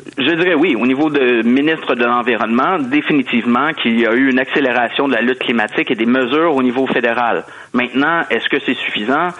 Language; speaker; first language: French; native; French